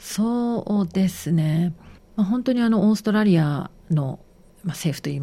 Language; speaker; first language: Japanese; native; Japanese